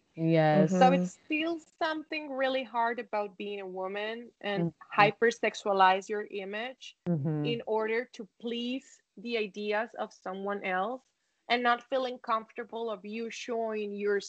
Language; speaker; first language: English; non-native, fluent; Spanish